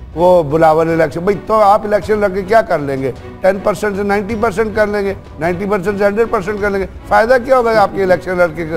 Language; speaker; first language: Urdu; native; Urdu